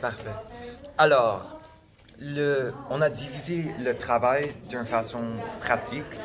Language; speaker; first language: French; non-native, local second language; English